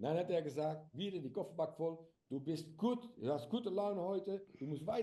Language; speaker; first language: German; non-native, learner; Dutch